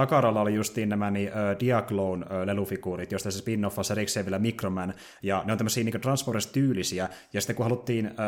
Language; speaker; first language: Finnish; native; Finnish